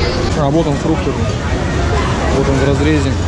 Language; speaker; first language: Russian; native; Russian